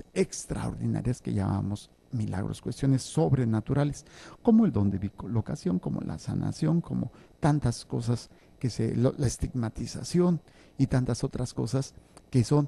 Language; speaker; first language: Spanish; native; Spanish